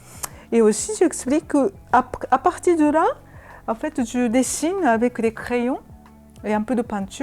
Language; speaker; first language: French; non-native, fluent; Japanese